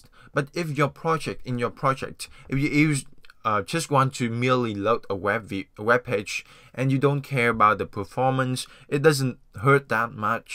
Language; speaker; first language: English; non-native, fluent; Vietnamese